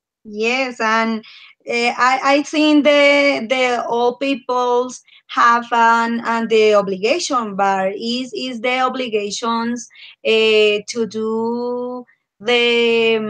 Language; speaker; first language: English; non-native, learner; Spanish